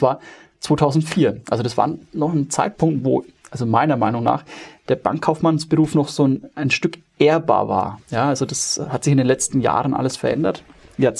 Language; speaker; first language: German; native; German